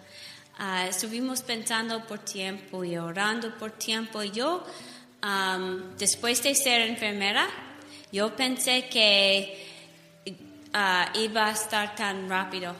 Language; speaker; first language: Spanish; non-native, fluent; English